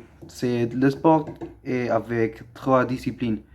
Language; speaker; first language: French; non-native, learner; Spanish